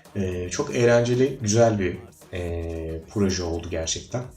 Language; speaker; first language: Turkish; native; Turkish